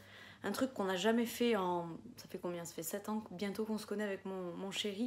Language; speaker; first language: French; native; French